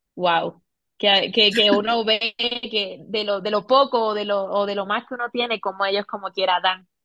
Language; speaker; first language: Spanish; native; Spanish